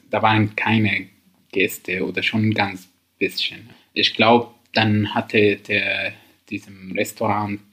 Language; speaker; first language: German; non-native, learner; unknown